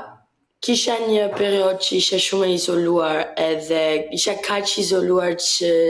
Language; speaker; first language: Albanian; early bilingual, heritage; Albanian